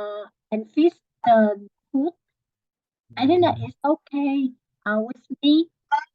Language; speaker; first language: English; non-native, learner; Vietnamese